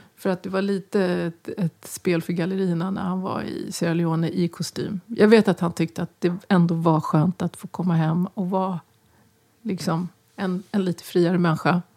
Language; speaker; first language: Swedish; native; Swedish